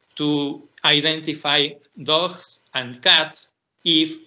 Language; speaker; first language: English; non-native, fluent; Spanish